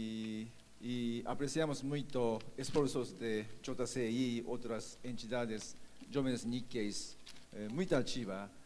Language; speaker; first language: Portuguese; non-native, fluent; Japanese